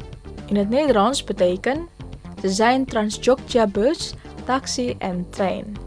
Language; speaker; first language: Dutch; non-native, fluent; Indonesian